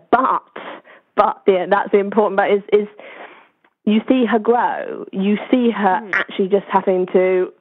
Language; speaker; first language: English; native; English